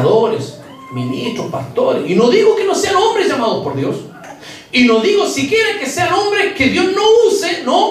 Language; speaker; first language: Spanish; native; Spanish